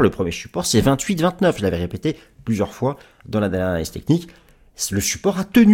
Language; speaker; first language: French; native; French